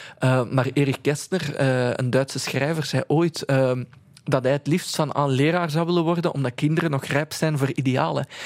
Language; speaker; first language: Dutch; early bilingual, other home language; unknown